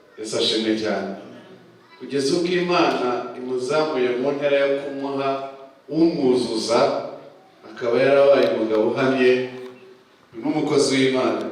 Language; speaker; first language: Kinyarwanda; early bilingual, heritage; Kinyarwanda